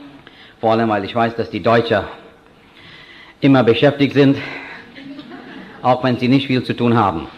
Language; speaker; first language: German; non-native, fluent; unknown